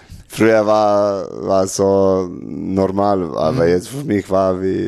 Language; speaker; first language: German; non-native, learner; Serbian